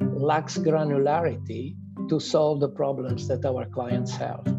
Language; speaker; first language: English; non-native, fluent; Italian